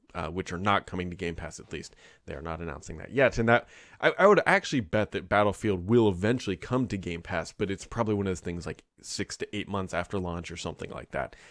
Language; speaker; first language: English; native; English